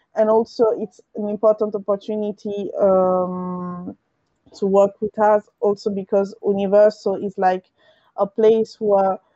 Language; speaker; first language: English; early bilingual, other home language; French